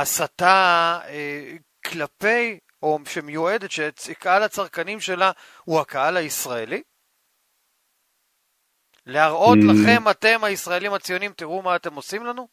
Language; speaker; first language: Hebrew; native; Hebrew